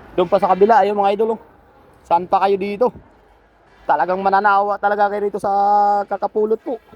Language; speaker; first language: Filipino; non-native, local second language; Cebuano